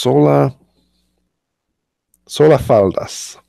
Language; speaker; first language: Spanish; non-native, learner; English